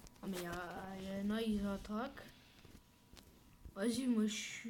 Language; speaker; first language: French; native; French